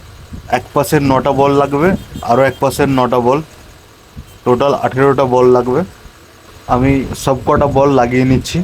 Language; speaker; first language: Bangla; native; Bangla